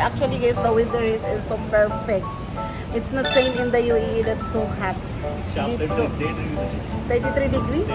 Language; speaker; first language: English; non-native, local second language; Filipino